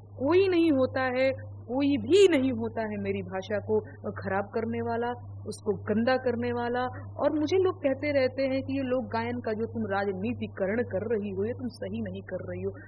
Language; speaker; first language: Hindi; non-native, local second language; Bhojpuri